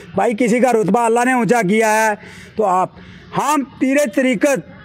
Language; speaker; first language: Hindi; native; Hindi